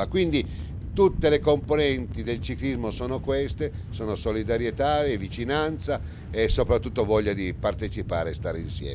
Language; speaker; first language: Italian; native; Italian